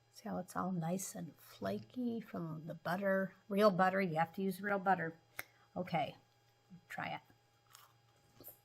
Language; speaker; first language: English; native; English